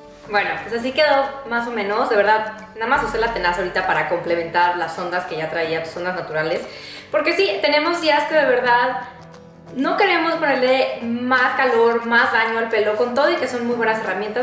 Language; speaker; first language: Spanish; native; Spanish